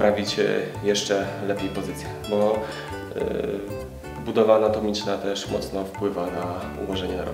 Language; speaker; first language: Polish; native; Polish